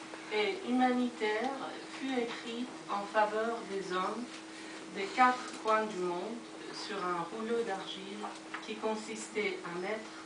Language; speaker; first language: French; non-native, fluent; Persian